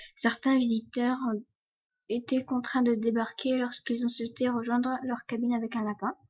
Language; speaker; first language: French; early bilingual, other home language; Polish